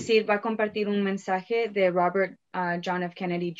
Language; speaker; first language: Spanish; early bilingual, heritage; Spanish